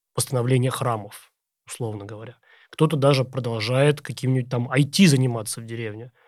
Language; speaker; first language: Russian; native; Russian